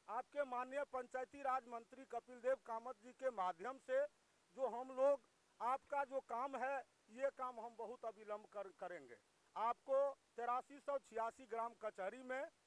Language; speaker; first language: Hindi; native; Hindi